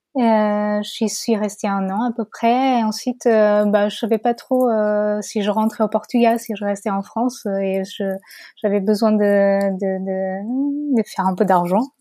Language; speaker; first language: French; non-native, fluent; Portuguese